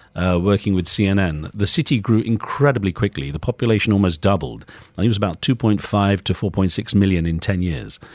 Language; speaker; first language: English; native; English